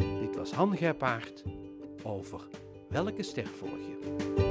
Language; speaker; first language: Dutch; native; Dutch